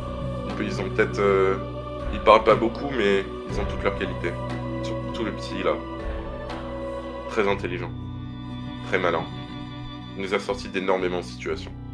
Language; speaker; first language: French; native; French